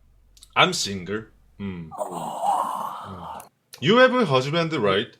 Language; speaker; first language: English; non-native, learner; Korean